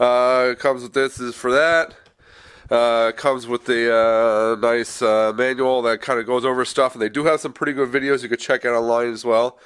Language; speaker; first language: English; native; English